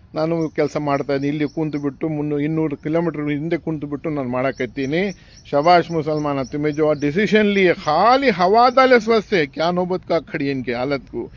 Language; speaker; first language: Kannada; non-native, local second language; Urdu